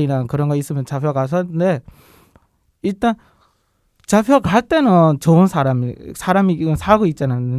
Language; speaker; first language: Korean; non-native, learner; Burmese